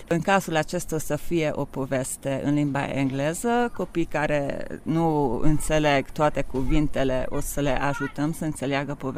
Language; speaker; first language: Romanian; non-native, local second language; Hungarian